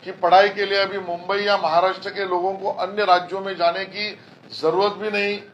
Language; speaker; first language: Hindi; non-native, local second language; Marathi